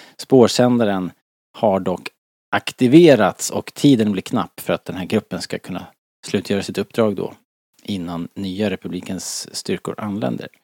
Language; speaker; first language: Swedish; native; Swedish